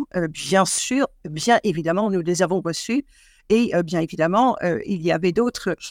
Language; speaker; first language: French; non-native, fluent; Dutch